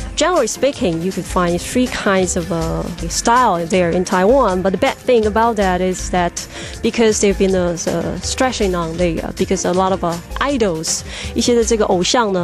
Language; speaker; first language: English; non-native, fluent; Chinese